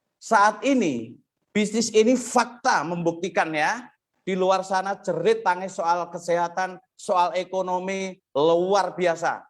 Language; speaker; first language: Indonesian; non-native, local second language; Javanese